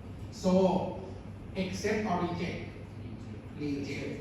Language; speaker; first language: English; non-native, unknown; Thai